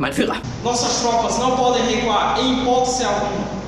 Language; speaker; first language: Portuguese; native; Portuguese